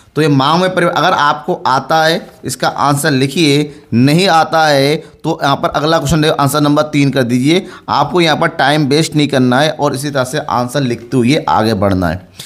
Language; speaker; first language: Hindi; native; Hindi